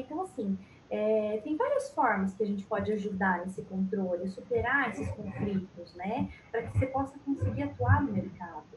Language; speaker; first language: Portuguese; native; Portuguese